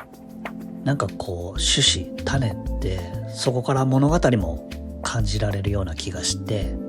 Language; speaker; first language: Japanese; native; Japanese